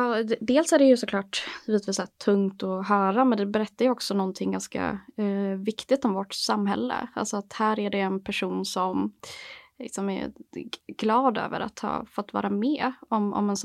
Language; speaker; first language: Swedish; native; Swedish